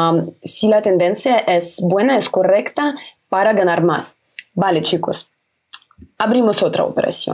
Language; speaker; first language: Spanish; non-native, fluent; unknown